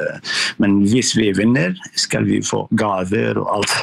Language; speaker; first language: Norwegian; non-native, learner; Arabic